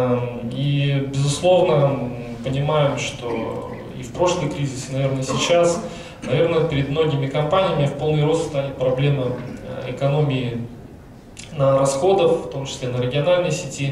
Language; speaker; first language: Russian; native; Russian